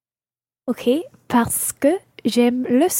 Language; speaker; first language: French; non-native, learner; English